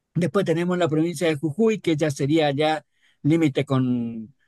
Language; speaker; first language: Spanish; native; Spanish